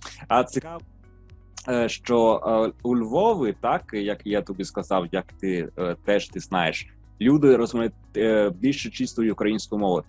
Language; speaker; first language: Ukrainian; non-native, fluent; Italian